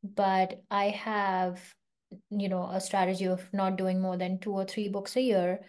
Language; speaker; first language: English; non-native, local second language; Hindi